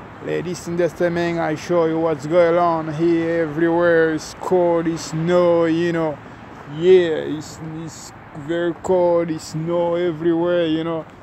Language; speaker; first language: English; non-native, learner; Haitian Creole